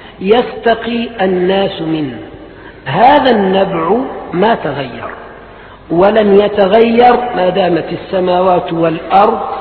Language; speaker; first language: Arabic; native; Arabic